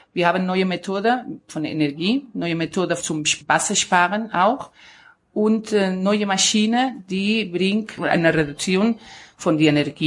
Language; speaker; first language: German; non-native, learner; Spanish